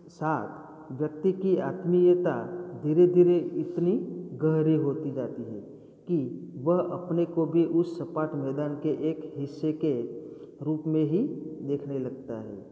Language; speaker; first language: Hindi; non-native, local second language; Gujarati